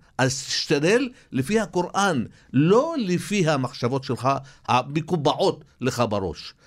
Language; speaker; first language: Hebrew; non-native, local second language; Arabic